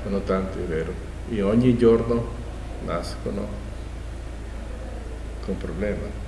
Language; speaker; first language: Italian; non-native, learner; Spanish